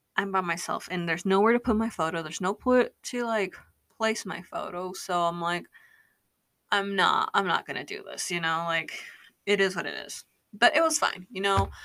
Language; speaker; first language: English; native; English